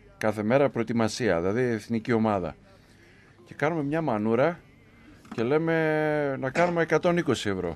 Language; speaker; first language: Greek; native; Greek